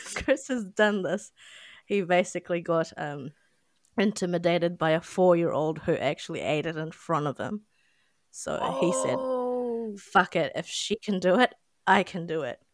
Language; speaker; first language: English; non-native, local second language; Filipino